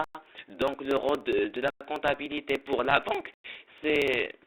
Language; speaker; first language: French; non-native, local second language; Arabic